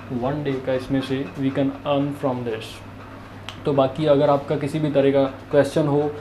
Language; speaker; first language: Hindi; non-native, local second language; Punjabi